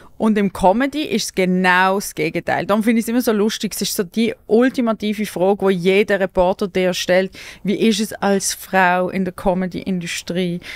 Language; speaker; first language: German; native; German